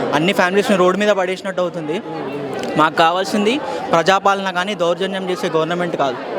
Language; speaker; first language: Telugu; native; Telugu